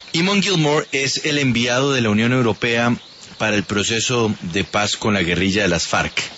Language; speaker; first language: Spanish; native; Spanish